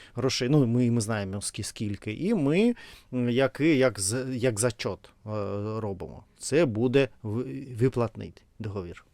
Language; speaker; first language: Ukrainian; non-native, learner; Russian